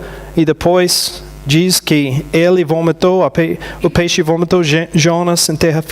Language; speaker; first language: Portuguese; non-native, fluent; English